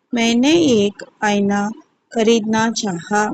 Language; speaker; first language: Hindi; non-native, local second language; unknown